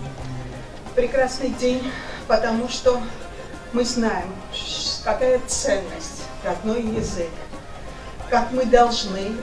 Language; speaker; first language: Russian; non-native, fluent; Georgian